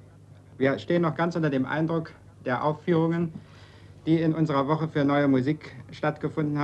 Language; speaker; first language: German; native; German